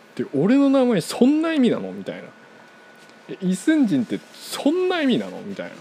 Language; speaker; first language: Japanese; non-native, fluent; Korean